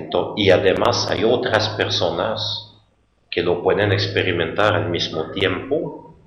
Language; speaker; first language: Spanish; non-native, fluent; French